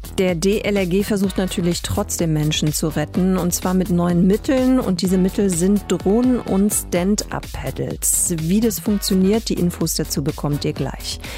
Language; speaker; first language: German; native; German